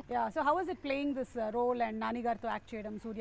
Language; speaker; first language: Telugu; native; Telugu